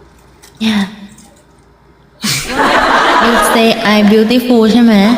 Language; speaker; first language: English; non-native, learner; Thai